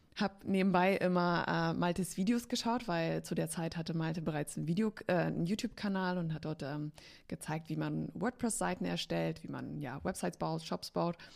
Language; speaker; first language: German; early bilingual, heritage; Polish